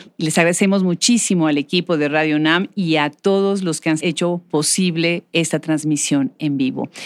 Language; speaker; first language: Spanish; native; Spanish